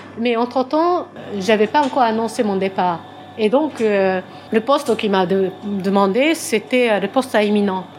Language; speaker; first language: French; non-native, fluent; Japanese